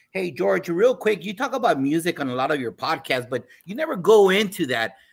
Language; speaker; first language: English; early bilingual, other home language; Spanish